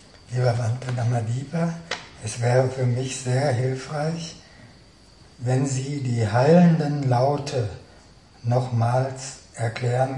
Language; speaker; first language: German; native; German